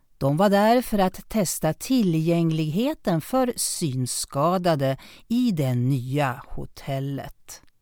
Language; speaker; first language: Swedish; native; Swedish